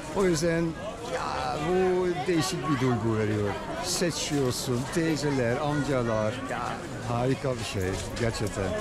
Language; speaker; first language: Turkish; non-native, fluent; Dutch